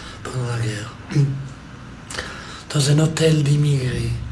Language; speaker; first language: French; non-native, local second language; German